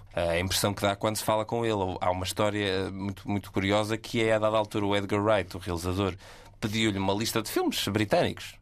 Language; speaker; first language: Portuguese; native; Portuguese